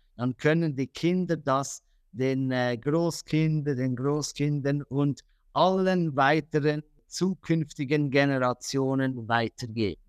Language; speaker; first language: German; native; German